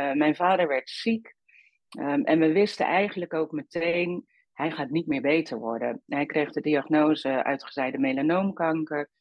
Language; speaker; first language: Dutch; native; Dutch